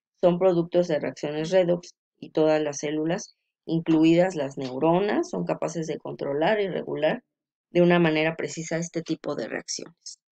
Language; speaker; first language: Spanish; native; Spanish